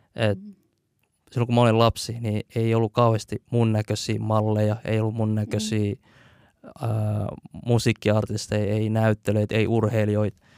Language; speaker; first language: Finnish; early bilingual, other home language; Vietnamese